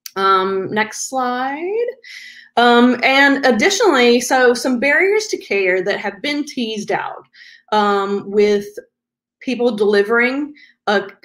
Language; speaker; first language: English; native; English